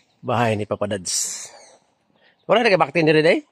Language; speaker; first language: Filipino; non-native, local second language; Cebuano